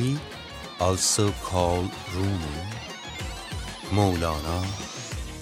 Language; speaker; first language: English; non-native, fluent; Persian